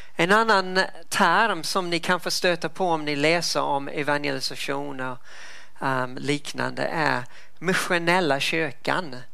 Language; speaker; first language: Swedish; non-native, fluent; English